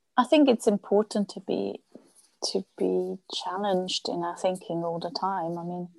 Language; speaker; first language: English; non-native, fluent; German